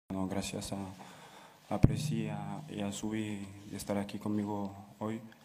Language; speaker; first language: Spanish; non-native, fluent; French